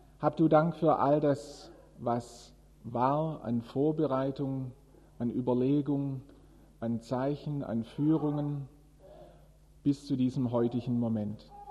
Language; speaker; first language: German; native; German